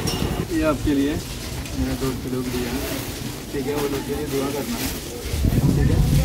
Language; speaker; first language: Hindi; non-native, local second language; Malayalam